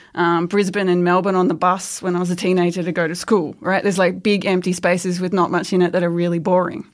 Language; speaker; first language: English; native; English